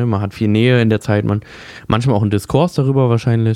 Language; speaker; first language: German; native; German